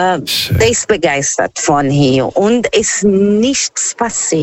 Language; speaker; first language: German; non-native, fluent; Portuguese